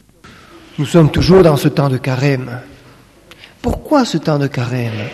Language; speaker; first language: French; native; French